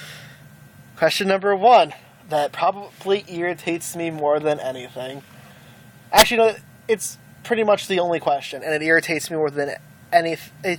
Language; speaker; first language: English; native; English